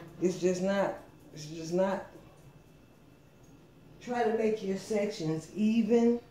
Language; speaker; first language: English; native; English